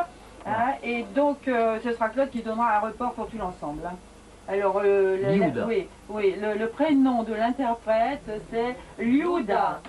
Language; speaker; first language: French; native; French